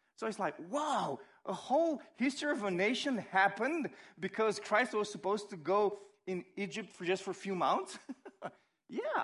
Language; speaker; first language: English; non-native, fluent; Romanian